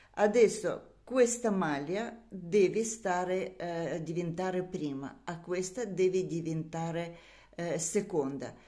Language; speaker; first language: Italian; non-native, learner; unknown